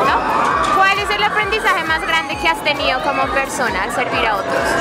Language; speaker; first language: Spanish; native; Spanish